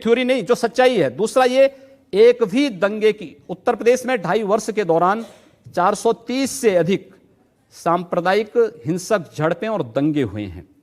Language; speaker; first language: Hindi; native; Hindi